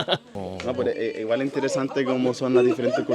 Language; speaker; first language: Spanish; native; Spanish